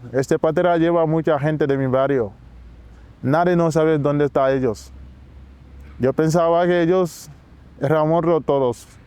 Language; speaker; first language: Spanish; non-native, learner; Wolof